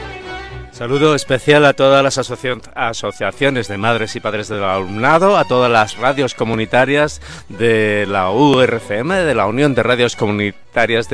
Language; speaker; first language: Spanish; native; Spanish